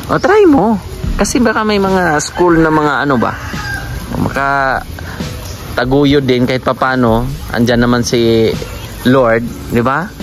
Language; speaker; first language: Filipino; non-native, local second language; Cebuano